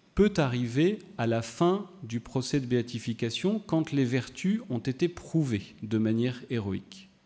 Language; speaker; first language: French; native; French